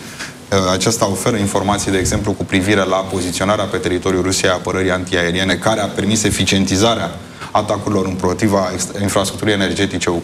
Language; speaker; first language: Romanian; native; Romanian